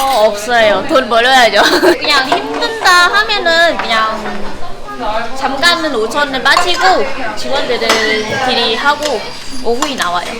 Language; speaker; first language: Korean; non-native, fluent; Vietnamese